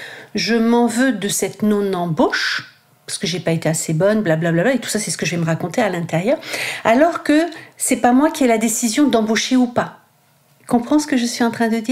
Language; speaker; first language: French; native; French